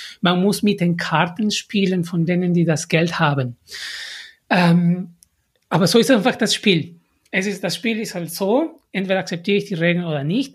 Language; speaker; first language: German; non-native, fluent; Spanish